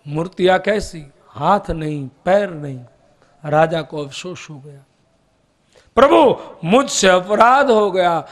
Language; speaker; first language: Hindi; non-native, local second language; Gujarati